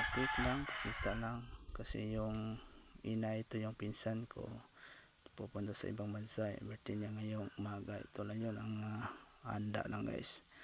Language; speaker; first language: Filipino; non-native, local second language; Cebuano